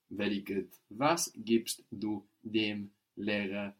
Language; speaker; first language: German; non-native, fluent; English